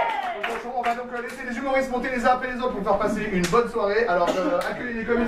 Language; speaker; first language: French; native; French